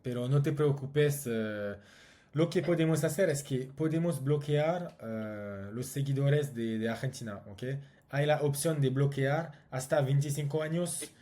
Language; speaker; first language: Spanish; non-native, learner; French